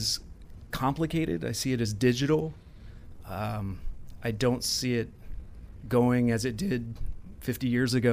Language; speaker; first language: English; native; English